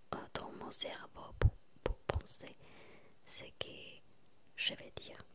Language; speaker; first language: French; non-native, learner; Spanish